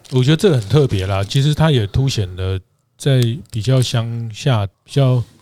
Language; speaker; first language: Chinese; native; Chinese